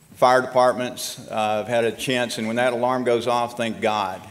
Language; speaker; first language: English; native; English